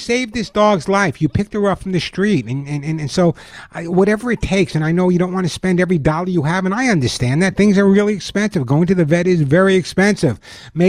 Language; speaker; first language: English; native; English